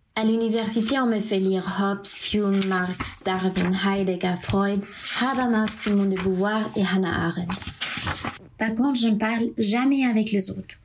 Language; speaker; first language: French; non-native, fluent; German